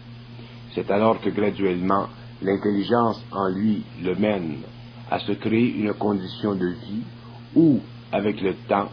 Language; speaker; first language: French; native; French